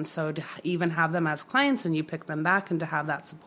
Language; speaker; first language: English; native; English